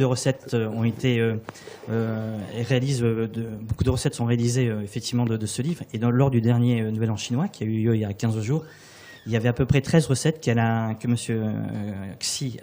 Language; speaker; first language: French; native; French